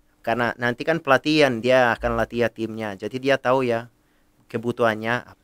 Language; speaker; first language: Indonesian; non-native, fluent; Italian